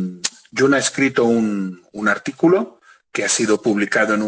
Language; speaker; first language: Spanish; native; Spanish